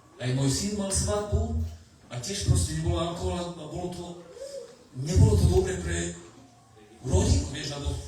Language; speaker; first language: Slovak; non-native, local second language; Romany